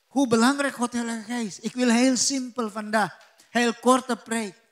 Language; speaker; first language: Dutch; non-native, learner; Indonesian